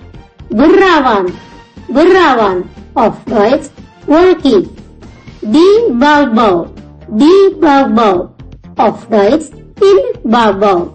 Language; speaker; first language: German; non-native, fluent; Indonesian